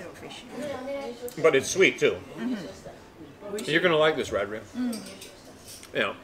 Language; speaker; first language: English; non-native, fluent; Japanese